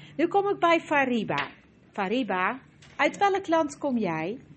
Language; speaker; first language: Dutch; native; Dutch